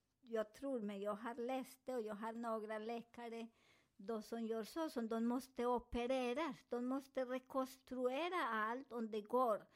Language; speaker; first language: Swedish; non-native, fluent; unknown